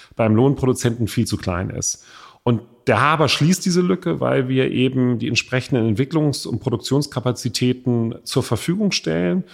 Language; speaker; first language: German; native; German